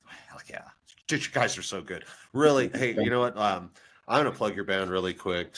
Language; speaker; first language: English; native; English